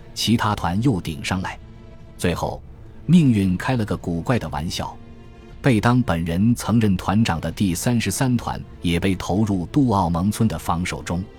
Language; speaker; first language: Chinese; native; Chinese